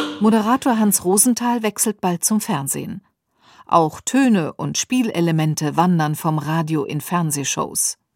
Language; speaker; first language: German; native; German